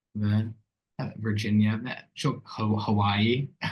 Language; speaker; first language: Turkish; non-native, learner; English